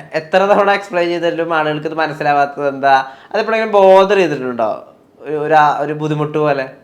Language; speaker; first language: Malayalam; native; Malayalam